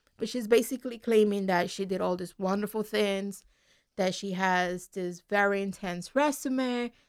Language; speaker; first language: English; non-native, fluent; Spanish